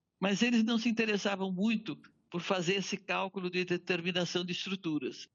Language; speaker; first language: Portuguese; native; Portuguese